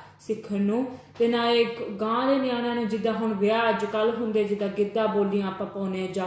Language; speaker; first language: Punjabi; early bilingual, heritage; Punjabi